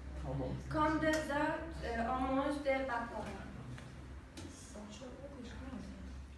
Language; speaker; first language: French; non-native, learner; Turkish